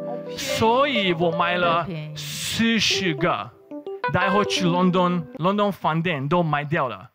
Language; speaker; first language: Chinese; non-native, fluent; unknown